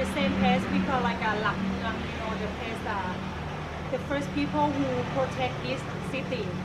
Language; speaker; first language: English; non-native, learner; Thai